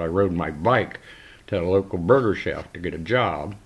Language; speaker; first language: English; native; English